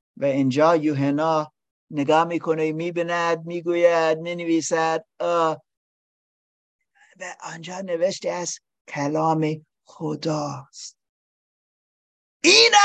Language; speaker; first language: Persian; non-native, learner; English